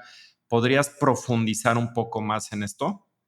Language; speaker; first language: Spanish; native; Spanish